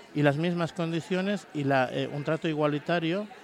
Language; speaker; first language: Spanish; native; Spanish